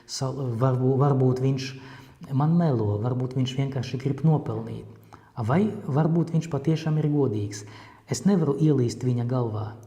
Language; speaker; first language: Latvian; non-native, local second language; Russian